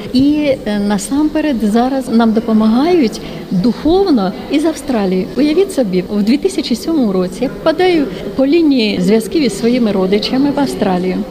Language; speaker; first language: Ukrainian; native; Ukrainian